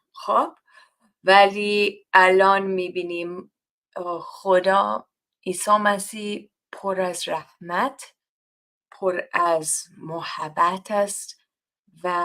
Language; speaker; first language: Persian; non-native, learner; English